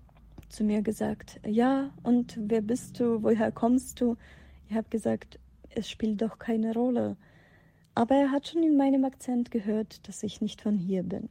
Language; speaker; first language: German; non-native, fluent; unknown